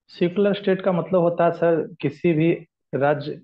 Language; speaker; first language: Hindi; native; Hindi